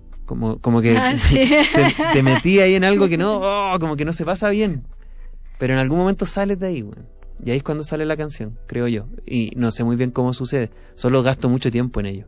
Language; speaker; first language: Spanish; native; Spanish